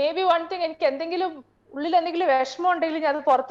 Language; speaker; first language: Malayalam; early bilingual, heritage; Malayalam